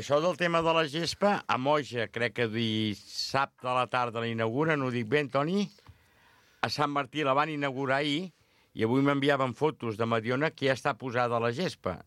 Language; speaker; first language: Catalan; native; Catalan